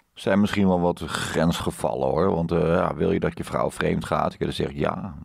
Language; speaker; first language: Dutch; native; Dutch